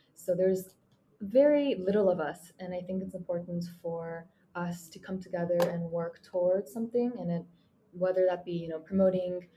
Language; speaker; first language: English; non-native, fluent; Mongolian